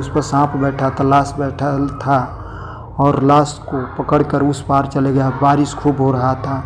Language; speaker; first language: Hindi; native; Hindi